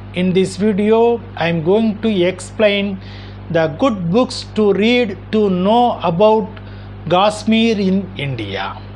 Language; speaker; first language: English; non-native, local second language; Tamil